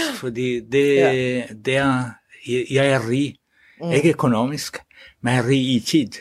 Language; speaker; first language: Danish; non-native, fluent; Italian